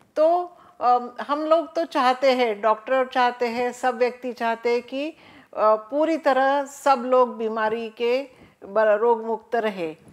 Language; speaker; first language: Hindi; non-native, local second language; Marathi